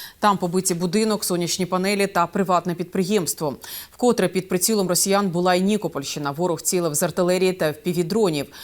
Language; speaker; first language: Ukrainian; native; Ukrainian